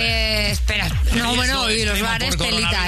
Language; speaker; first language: Spanish; native; Spanish